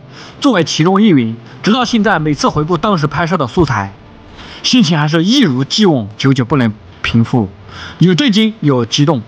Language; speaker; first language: Chinese; native; Chinese